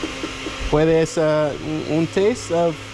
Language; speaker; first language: Spanish; non-native, learner; English